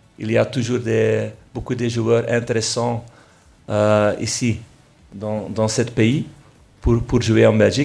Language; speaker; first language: French; non-native, local second language; Dutch